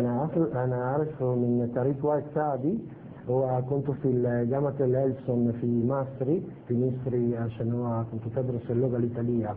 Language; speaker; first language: Arabic; non-native, learner; Italian